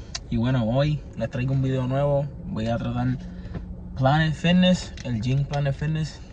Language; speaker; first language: Spanish; early bilingual, heritage; Spanish